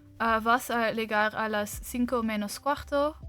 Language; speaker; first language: Spanish; non-native, learner; English